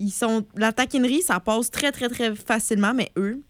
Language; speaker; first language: French; native; French